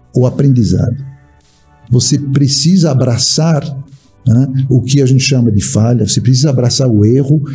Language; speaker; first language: Portuguese; non-native, fluent; French